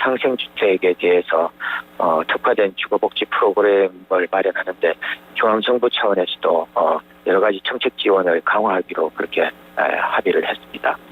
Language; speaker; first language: Korean; native; Korean